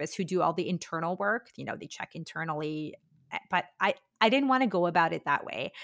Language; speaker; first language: English; early bilingual, other home language; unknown